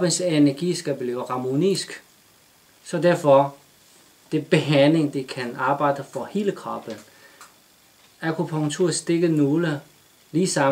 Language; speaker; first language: Danish; non-native, learner; Chinese